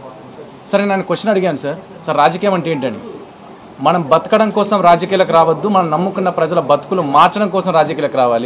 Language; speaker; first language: Telugu; native; Telugu